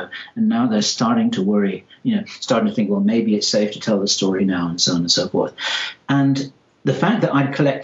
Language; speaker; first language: English; native; English